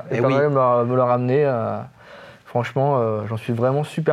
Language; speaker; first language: French; native; French